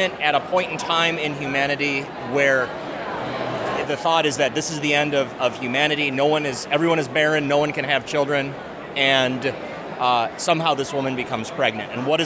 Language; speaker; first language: English; native; English